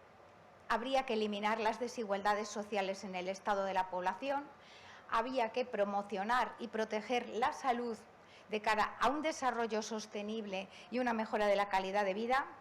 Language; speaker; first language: Spanish; native; Spanish